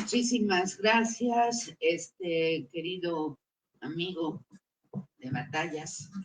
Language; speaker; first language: Spanish; native; Spanish